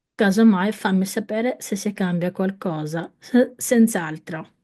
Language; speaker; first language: Italian; non-native, fluent; Ukrainian